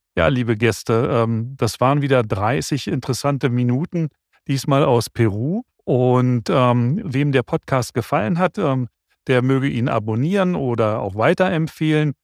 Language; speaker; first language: German; native; German